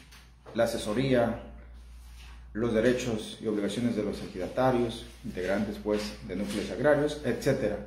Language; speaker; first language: Spanish; native; Spanish